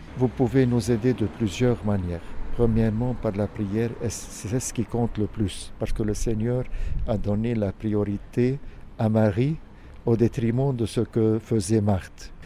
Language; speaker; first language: French; non-native, local second language; Arabic